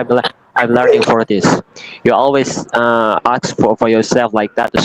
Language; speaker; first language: English; non-native, learner; Indonesian